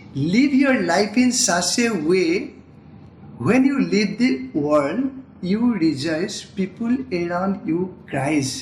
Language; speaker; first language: English; non-native, local second language; Assamese